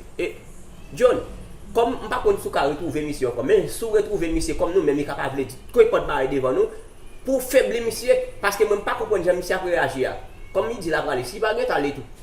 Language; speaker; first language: Haitian Creole; native; Haitian Creole